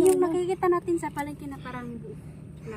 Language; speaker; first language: Filipino; native; Filipino